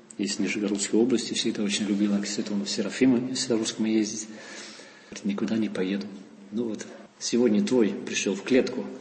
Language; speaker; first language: Russian; non-native, fluent; Dutch